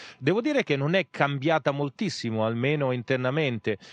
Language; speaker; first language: Italian; native; Italian